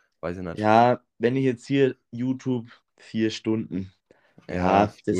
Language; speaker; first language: German; native; German